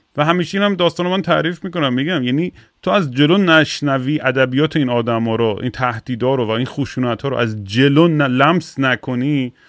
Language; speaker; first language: Persian; early bilingual, heritage; Persian